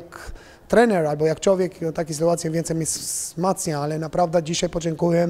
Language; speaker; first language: Polish; non-native, fluent; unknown